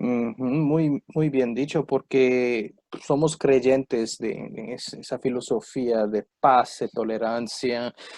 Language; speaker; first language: Spanish; non-native, fluent; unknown